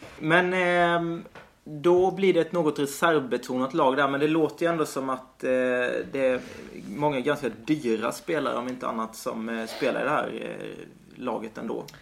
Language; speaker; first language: Swedish; native; Swedish